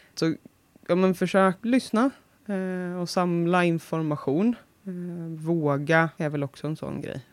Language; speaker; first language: Swedish; native; Swedish